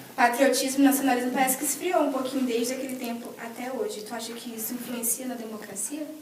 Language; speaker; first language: Portuguese; native; Portuguese